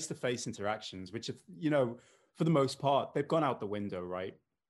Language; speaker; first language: English; native; English